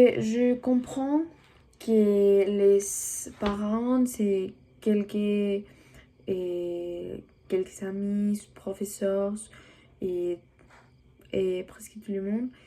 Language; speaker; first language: French; non-native, learner; Spanish